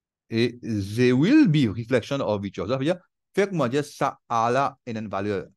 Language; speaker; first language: French; non-native, local second language; Morisyen